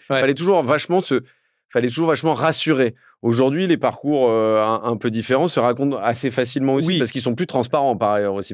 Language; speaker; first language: French; native; French